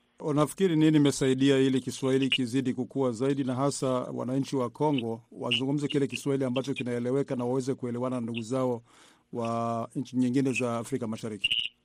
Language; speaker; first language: Swahili; non-native, local second language; Rundi